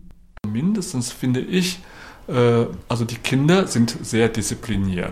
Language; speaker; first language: German; non-native, fluent; Chinese